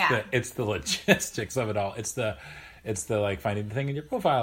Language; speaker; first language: English; native; English